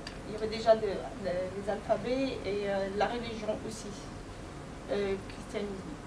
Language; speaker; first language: French; non-native, fluent; Ukrainian